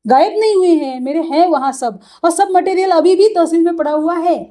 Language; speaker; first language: Hindi; non-native, local second language; Marathi